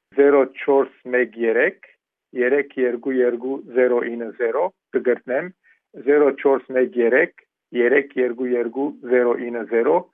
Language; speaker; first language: Armenian; early bilingual, heritage; Armenian